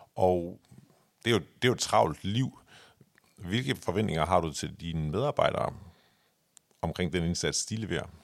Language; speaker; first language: Danish; native; Danish